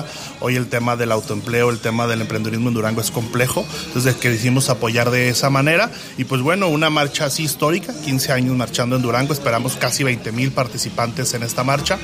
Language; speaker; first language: Spanish; native; Spanish